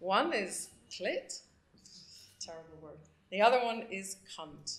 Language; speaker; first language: English; native; English